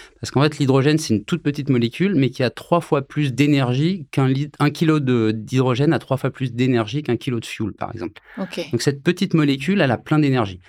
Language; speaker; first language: French; native; French